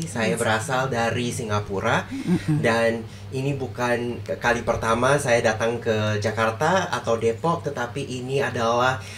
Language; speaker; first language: Indonesian; non-native, fluent; English